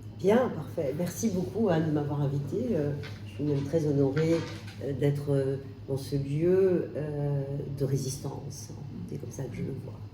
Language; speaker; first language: French; non-native, local second language; Arabic